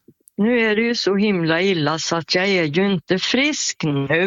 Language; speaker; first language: Swedish; native; Swedish